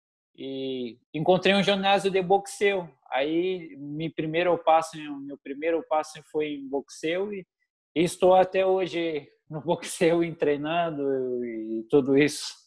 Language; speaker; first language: Spanish; non-native, learner; Portuguese